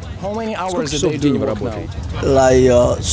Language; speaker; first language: Russian; native; Russian